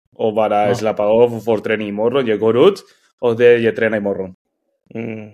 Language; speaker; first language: Swedish; non-native, fluent; Spanish